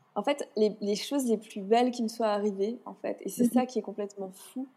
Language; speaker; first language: French; native; French